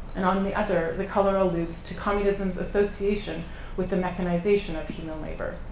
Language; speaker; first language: English; native; English